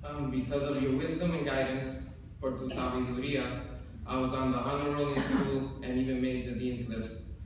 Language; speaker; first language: English; early bilingual, other home language; Spanish